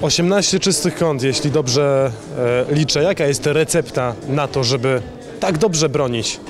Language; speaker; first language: Polish; native; Polish